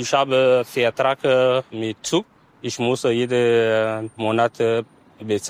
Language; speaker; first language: German; non-native, learner; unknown